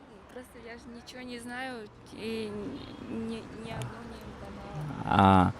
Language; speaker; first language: Russian; non-native, local second language; Kyrgyz